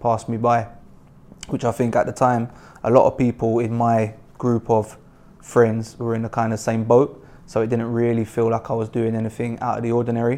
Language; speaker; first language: English; native; English